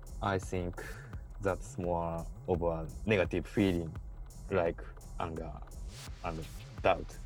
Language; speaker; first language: English; non-native, learner; Japanese